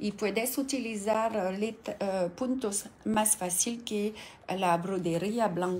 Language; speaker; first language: Spanish; non-native, learner; French